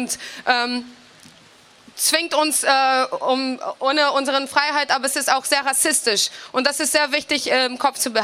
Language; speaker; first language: German; non-native, fluent; Portuguese